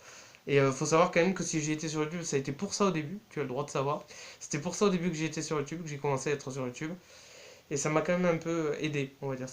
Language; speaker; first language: French; native; French